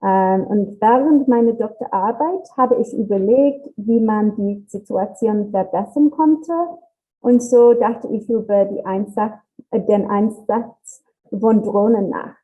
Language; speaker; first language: German; non-native, learner; English